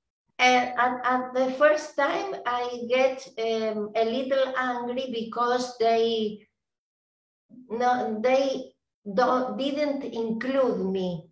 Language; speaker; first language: English; non-native, learner; Spanish